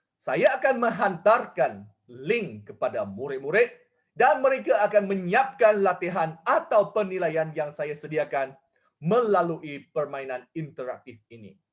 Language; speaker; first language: Malay; non-native, local second language; Chinese